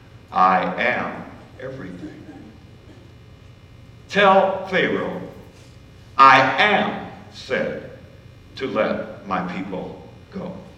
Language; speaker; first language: English; native; English